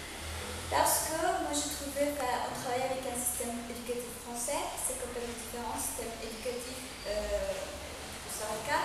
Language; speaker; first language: French; non-native, fluent; Spanish